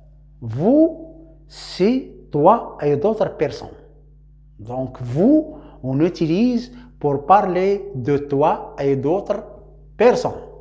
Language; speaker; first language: French; non-native, local second language; Arabic